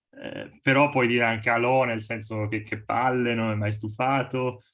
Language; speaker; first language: Italian; native; Italian